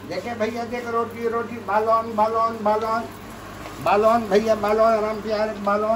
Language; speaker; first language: Dutch; non-native, local second language; Caribbean Hindustani